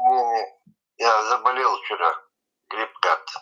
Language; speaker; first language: Russian; non-native, local second language; Chechen